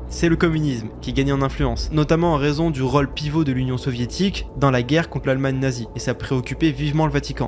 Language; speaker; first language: French; native; French